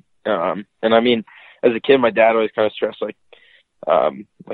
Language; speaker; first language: English; native; English